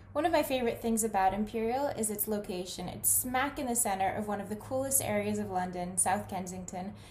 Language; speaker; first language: English; native; English